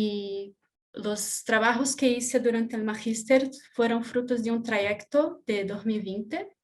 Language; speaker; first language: Spanish; non-native, learner; Portuguese